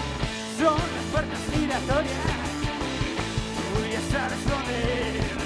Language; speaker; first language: Spanish; native; Spanish